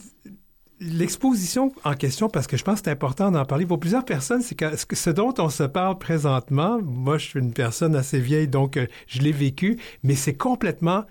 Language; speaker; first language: French; native; French